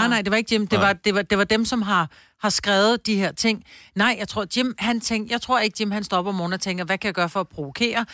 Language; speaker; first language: Danish; native; Danish